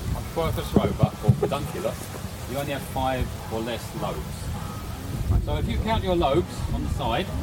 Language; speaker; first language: English; native; English